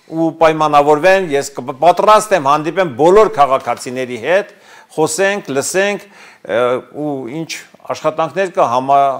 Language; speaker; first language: Armenian; native; Armenian